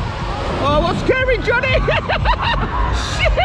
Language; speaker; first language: English; native; English